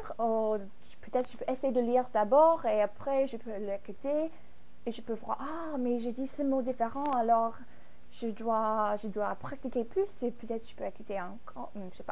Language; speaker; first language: French; non-native, fluent; English